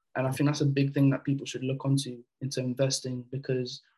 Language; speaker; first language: English; early bilingual, other home language; French